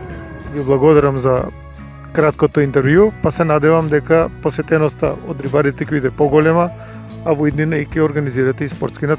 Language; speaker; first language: Macedonian; native; Macedonian